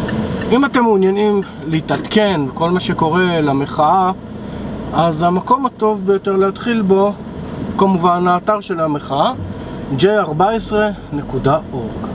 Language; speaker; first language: Hebrew; native; Hebrew